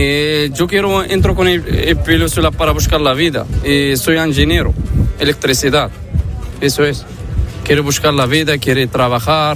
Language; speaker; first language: Spanish; non-native, learner; Arabic